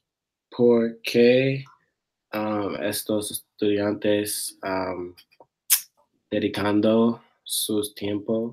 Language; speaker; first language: Spanish; non-native, learner; English